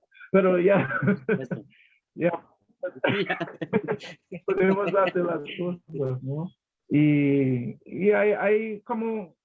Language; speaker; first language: Spanish; non-native, learner; English